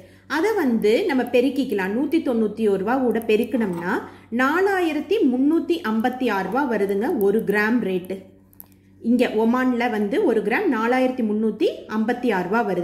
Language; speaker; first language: Tamil; native; Tamil